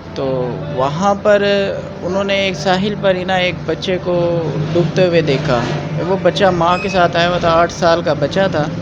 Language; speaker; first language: Urdu; non-native, local second language; Punjabi